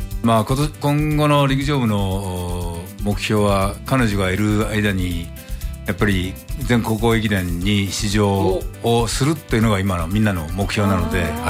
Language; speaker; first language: Japanese; native; Japanese